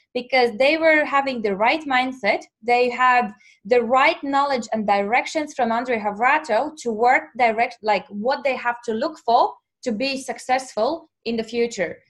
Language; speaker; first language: English; non-native, fluent; Latvian